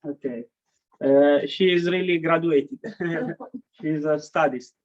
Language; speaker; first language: English; non-native, learner; Italian